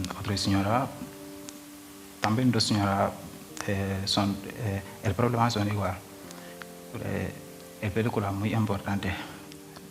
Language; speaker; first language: Spanish; non-native, learner; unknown